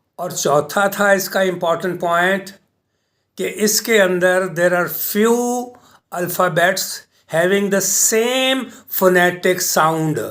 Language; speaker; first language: Urdu; native; Urdu